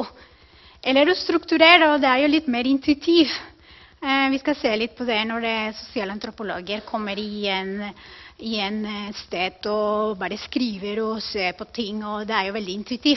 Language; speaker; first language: Norwegian; non-native, fluent; Spanish